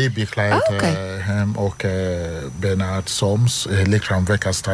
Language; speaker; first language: Dutch; non-native, learner; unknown